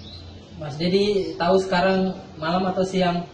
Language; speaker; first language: Indonesian; native; Indonesian